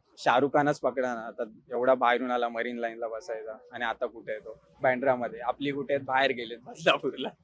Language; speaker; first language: Marathi; native; Marathi